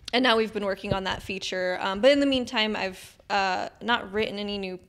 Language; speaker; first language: English; native; English